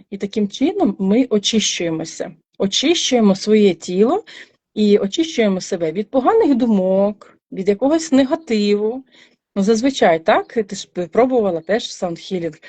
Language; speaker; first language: Ukrainian; native; Ukrainian